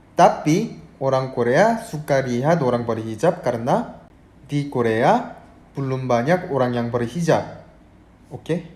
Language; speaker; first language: Indonesian; early bilingual, other home language; Korean